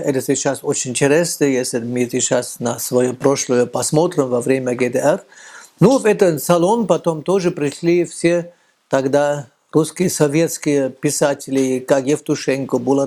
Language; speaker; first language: Russian; non-native, fluent; German